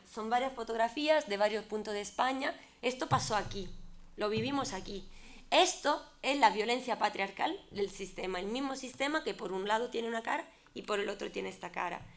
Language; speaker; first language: Spanish; non-native, fluent; Italian